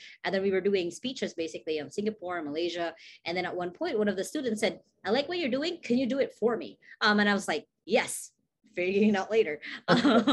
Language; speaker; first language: English; non-native, local second language; Cebuano